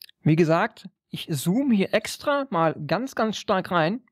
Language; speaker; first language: German; native; German